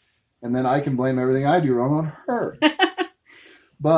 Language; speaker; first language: English; native; English